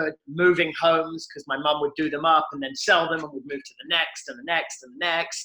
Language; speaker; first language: English; native; English